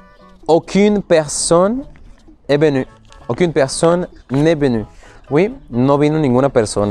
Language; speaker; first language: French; non-native, fluent; Spanish